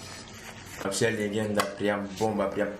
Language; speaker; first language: Russian; non-native, learner; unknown